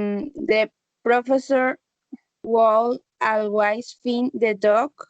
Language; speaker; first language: English; non-native, learner; Spanish